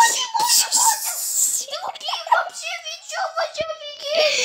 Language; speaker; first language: Russian; early bilingual, heritage; Russian